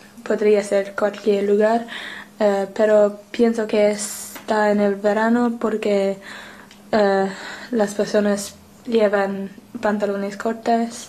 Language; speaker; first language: Spanish; non-native, learner; English